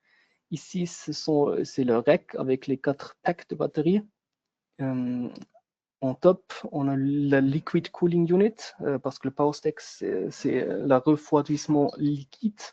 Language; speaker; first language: French; non-native, local second language; German